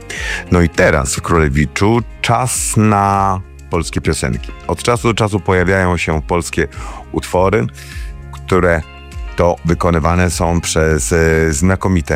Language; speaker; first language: Polish; native; Polish